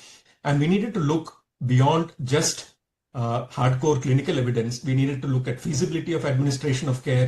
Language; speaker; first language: English; non-native, local second language; Tamil